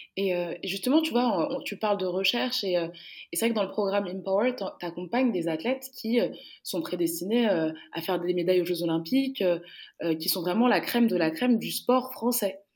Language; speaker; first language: French; native; French